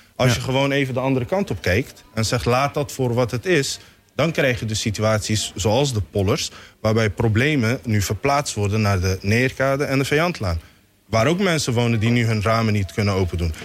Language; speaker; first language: Dutch; non-native, fluent; Somali